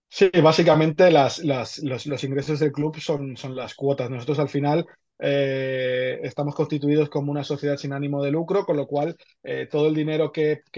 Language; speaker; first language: Spanish; native; Spanish